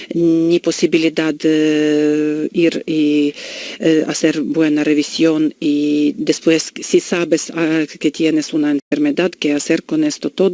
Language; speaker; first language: Spanish; non-native, learner; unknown